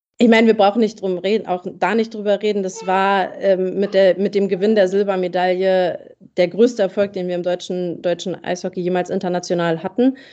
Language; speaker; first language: German; native; German